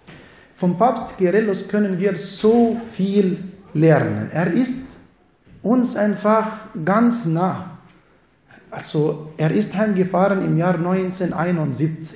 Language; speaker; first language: German; non-native, fluent; Arabic